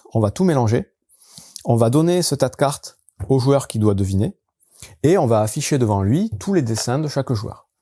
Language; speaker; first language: French; native; French